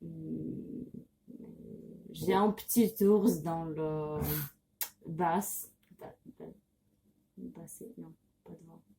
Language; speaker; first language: French; non-native, learner; Russian